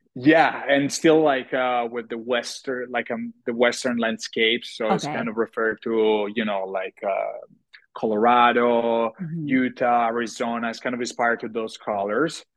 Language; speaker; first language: English; non-native, fluent; Italian